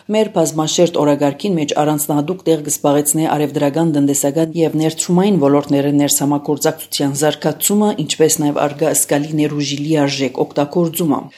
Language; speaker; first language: Armenian; native; Armenian